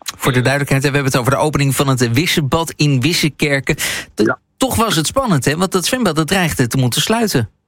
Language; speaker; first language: Dutch; native; Dutch